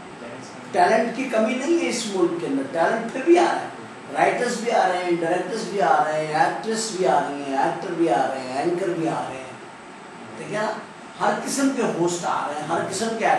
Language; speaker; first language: Urdu; native; Urdu